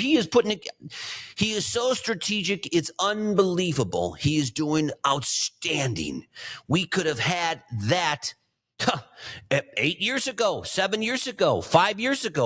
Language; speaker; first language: English; native; English